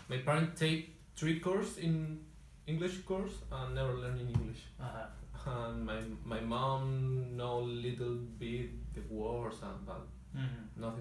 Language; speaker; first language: English; non-native, learner; Spanish